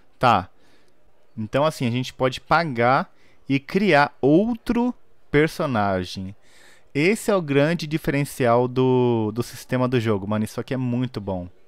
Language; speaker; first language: Portuguese; native; Portuguese